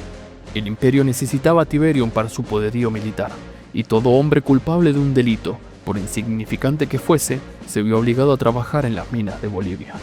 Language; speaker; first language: Spanish; native; Spanish